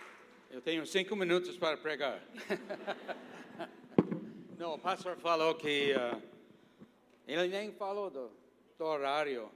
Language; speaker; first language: Portuguese; non-native, fluent; English